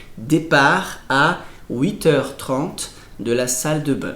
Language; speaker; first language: French; non-native, fluent; Portuguese